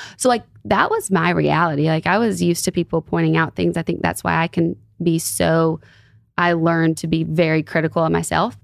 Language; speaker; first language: English; native; English